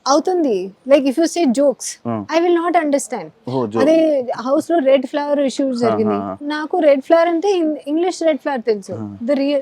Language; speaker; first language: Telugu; non-native, learner; Hindi